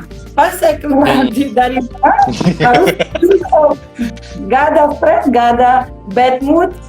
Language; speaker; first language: Indonesian; non-native, fluent; Russian